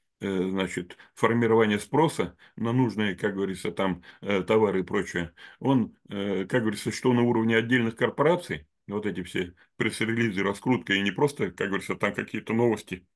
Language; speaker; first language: Russian; native; Russian